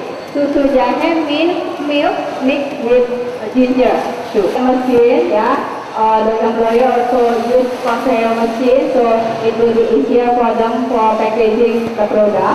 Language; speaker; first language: English; non-native, local second language; Indonesian